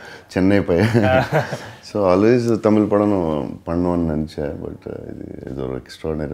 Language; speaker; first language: Tamil; non-native, learner; Telugu